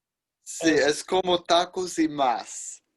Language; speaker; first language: Spanish; non-native, learner; English